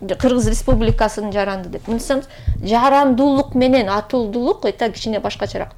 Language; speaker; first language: Kyrgyz; native; Kyrgyz